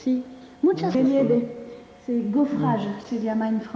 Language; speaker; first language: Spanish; non-native, learner; French